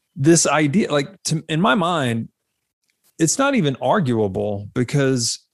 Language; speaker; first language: English; native; English